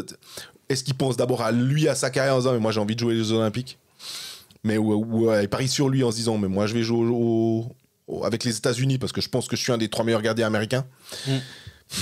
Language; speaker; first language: French; native; French